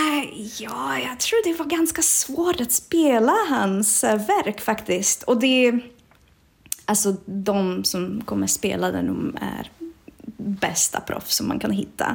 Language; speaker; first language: Swedish; non-native, fluent; Czech